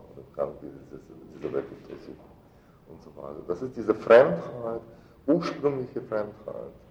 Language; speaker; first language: German; non-native, fluent; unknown